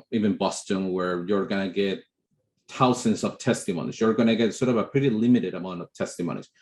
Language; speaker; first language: English; non-native, fluent; Spanish